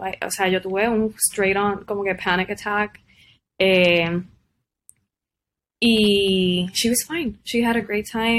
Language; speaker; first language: English; non-native, local second language; Spanish